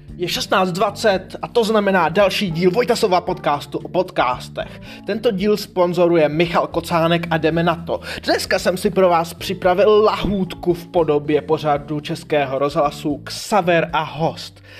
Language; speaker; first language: Czech; native; Czech